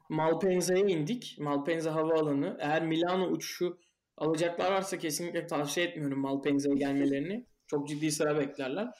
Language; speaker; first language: Turkish; native; Turkish